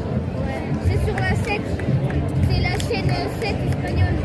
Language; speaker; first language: French; native; French